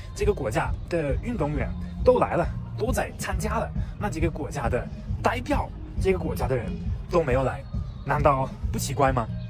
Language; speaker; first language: Chinese; non-native, fluent; German